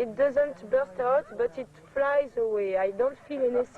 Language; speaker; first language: English; non-native, fluent; French